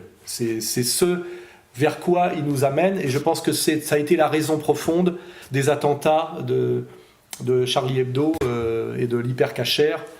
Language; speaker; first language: French; native; French